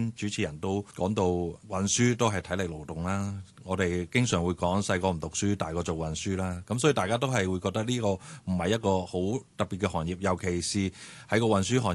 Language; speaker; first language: Cantonese; native; Cantonese